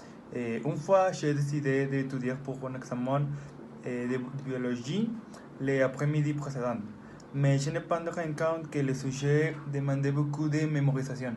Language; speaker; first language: French; non-native, learner; Spanish